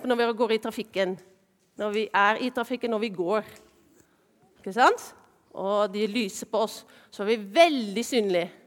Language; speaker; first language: Norwegian; non-native, fluent; Dutch